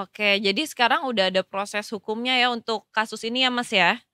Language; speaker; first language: Indonesian; native; Indonesian